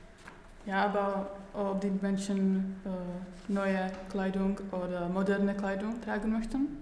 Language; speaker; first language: German; non-native, learner; Czech